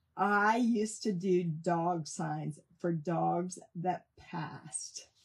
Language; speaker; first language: English; native; English